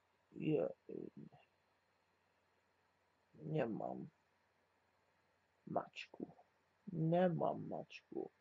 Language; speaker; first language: Polish; non-native, learner; English